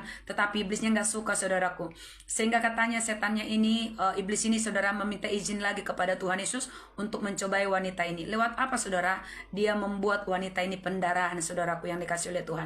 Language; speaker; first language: Malay; native; Malay